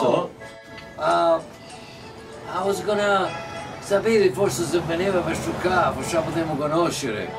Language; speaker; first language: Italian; early bilingual, heritage; English